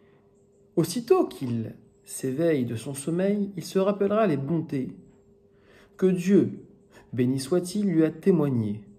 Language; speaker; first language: French; native; French